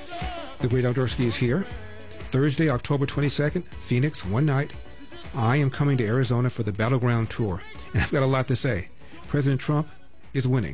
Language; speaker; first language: English; native; English